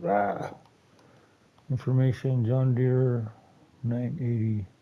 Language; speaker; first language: English; native; English